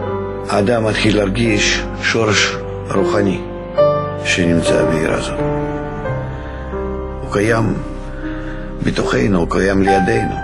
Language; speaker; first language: Hebrew; non-native, fluent; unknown